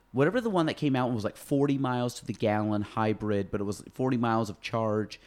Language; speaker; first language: English; native; English